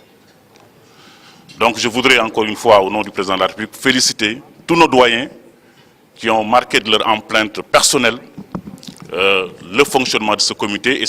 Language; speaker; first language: French; non-native, local second language; Wolof